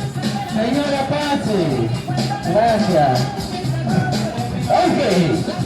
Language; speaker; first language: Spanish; non-native, fluent; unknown